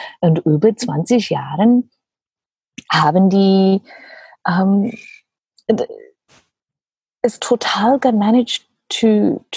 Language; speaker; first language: German; non-native, learner; English